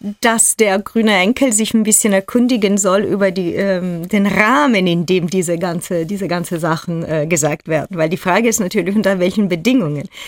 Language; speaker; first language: German; non-native, fluent; Italian